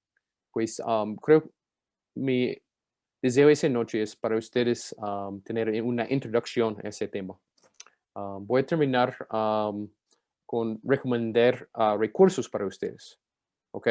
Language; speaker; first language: Spanish; non-native, fluent; English